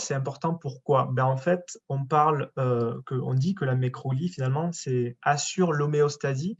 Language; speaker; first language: French; native; French